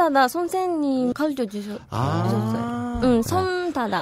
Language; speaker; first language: Korean; non-native, learner; Japanese